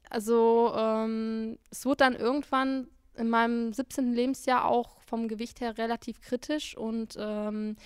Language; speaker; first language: German; native; German